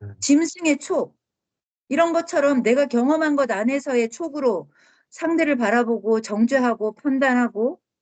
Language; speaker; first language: Korean; native; Korean